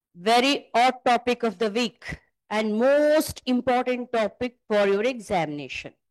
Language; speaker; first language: English; non-native, local second language; Kannada